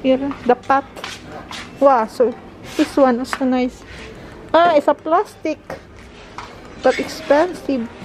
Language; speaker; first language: English; non-native, learner; Filipino